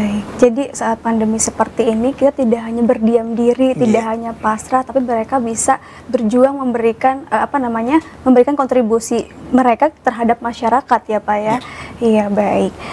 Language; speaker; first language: Indonesian; native; Indonesian